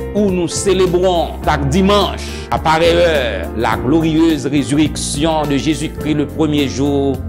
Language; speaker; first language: French; native; French